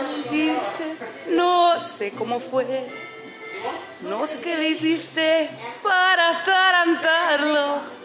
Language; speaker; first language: Spanish; early bilingual, heritage; Spanish